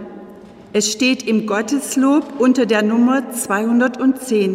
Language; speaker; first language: German; native; German